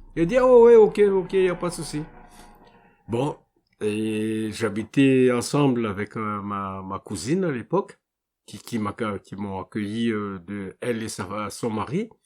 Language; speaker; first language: French; non-native, local second language; Malagasy